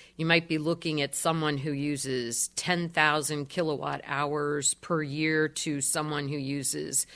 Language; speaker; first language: English; native; English